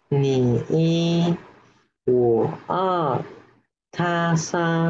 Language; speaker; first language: Chinese; non-native, learner; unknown